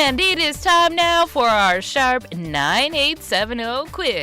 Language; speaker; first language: English; native; English